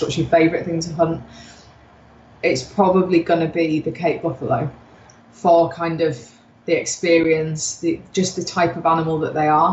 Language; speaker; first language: English; native; English